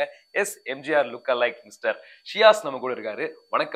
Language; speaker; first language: Tamil; native; Tamil